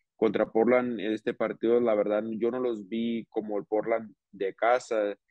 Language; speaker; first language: Spanish; early bilingual, heritage; Spanish